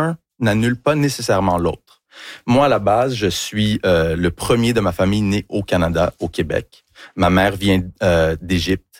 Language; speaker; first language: French; early bilingual, other home language; English